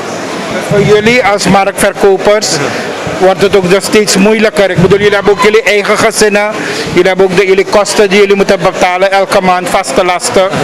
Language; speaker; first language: Dutch; native; Dutch